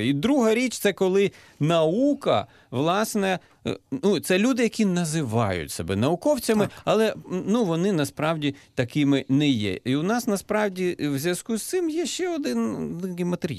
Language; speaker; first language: Ukrainian; native; Ukrainian